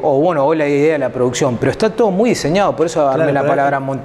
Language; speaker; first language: Spanish; native; Spanish